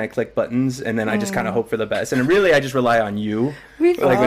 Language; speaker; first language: English; native; English